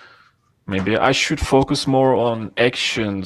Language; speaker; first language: English; non-native, fluent; Russian